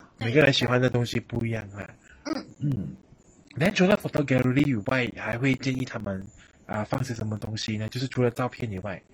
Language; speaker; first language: Chinese; native; Chinese